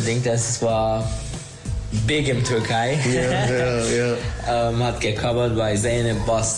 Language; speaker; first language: German; non-native, learner; Turkish